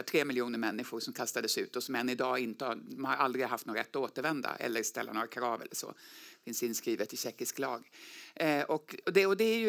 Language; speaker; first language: Swedish; native; Swedish